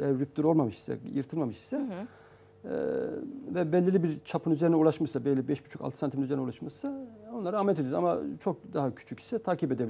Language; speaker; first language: Turkish; native; Turkish